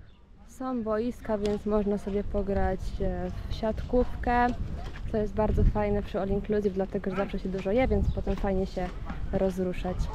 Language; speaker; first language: Polish; native; Polish